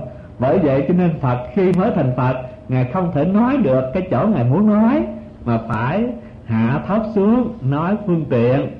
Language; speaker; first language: Vietnamese; native; Vietnamese